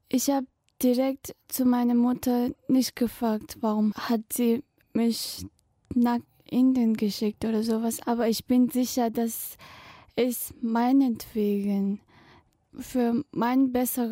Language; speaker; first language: German; non-native, fluent; Tibetan